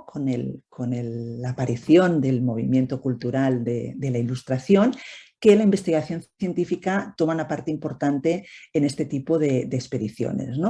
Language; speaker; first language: Spanish; native; Spanish